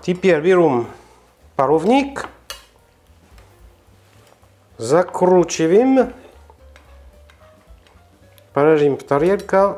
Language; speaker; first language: Russian; non-native, learner; French